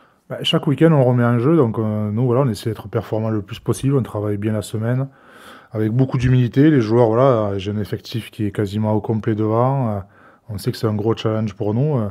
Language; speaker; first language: French; native; French